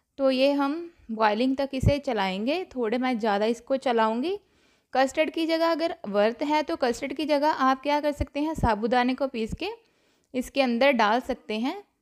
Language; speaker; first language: Hindi; non-native, local second language; Punjabi